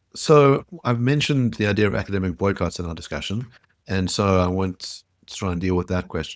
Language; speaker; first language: English; native; English